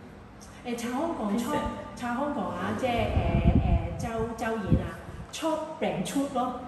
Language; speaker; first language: Thai; non-native, learner; Cantonese